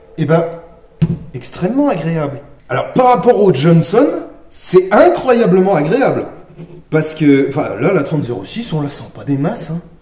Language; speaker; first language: French; native; French